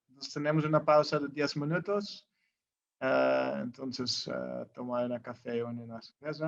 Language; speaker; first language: Spanish; non-native, learner; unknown